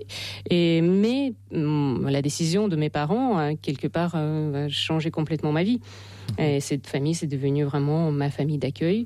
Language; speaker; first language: French; non-native, fluent; Russian